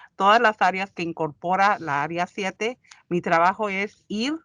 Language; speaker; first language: Spanish; early bilingual, heritage; Spanish